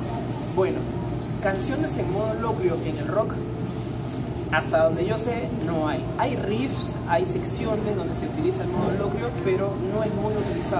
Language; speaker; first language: Spanish; native; Spanish